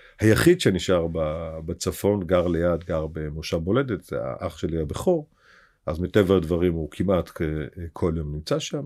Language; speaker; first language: Hebrew; native; Hebrew